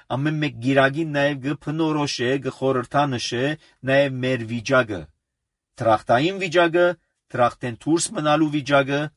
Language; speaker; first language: Armenian; early bilingual, heritage; Armenian